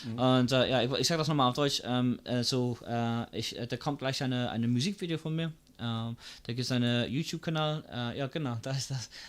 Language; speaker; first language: German; non-native, fluent; English